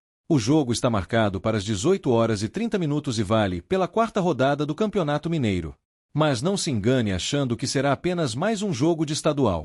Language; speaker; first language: Portuguese; native; Portuguese